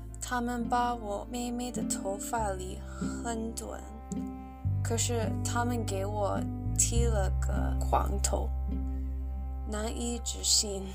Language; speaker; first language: Chinese; non-native, learner; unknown